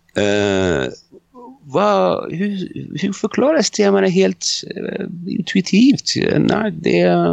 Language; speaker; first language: Swedish; non-native, fluent; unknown